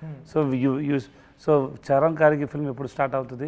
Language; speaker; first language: Telugu; non-native, local second language; Tamil